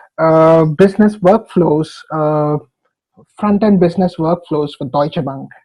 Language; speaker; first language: German; non-native, learner; Telugu